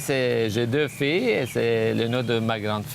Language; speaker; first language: French; non-native, fluent; Armenian